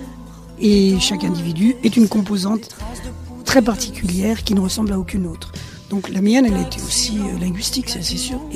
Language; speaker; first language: French; early bilingual, other home language; Spanish